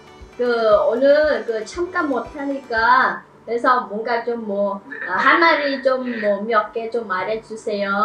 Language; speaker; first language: Korean; non-native, learner; Vietnamese